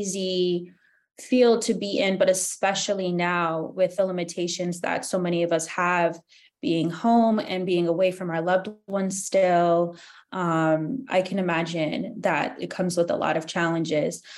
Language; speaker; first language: English; native; English